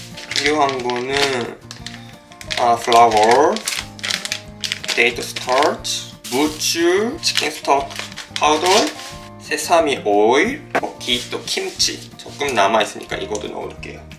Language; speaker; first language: Korean; non-native, fluent; Japanese